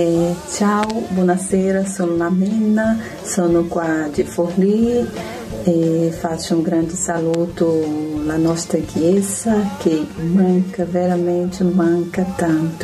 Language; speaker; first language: Italian; non-native, fluent; Portuguese